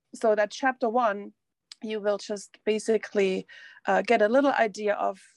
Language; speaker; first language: English; non-native, fluent; German